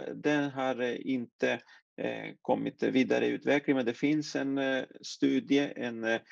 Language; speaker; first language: Swedish; non-native, fluent; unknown